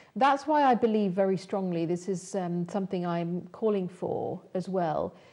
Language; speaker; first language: English; native; English